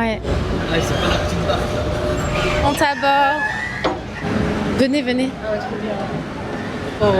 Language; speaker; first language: French; native; French